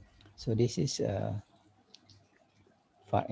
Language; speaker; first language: English; non-native, local second language; Malay